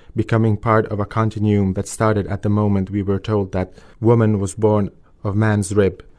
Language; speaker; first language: English; early bilingual, other home language; Albanian